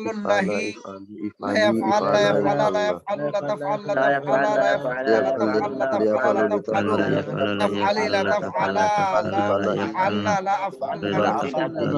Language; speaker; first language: Arabic; non-native, learner; Bangla